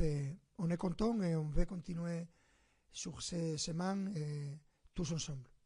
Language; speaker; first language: French; non-native, fluent; Spanish